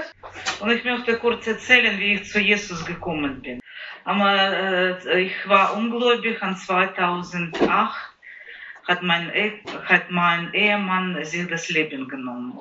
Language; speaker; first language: German; non-native, learner; Ukrainian